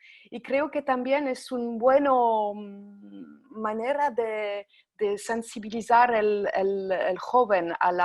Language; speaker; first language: Spanish; non-native, fluent; French